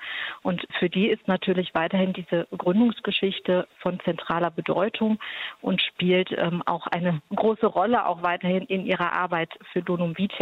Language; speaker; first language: German; native; German